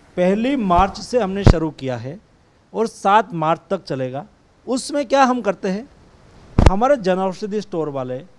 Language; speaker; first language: Hindi; non-native, local second language; Gujarati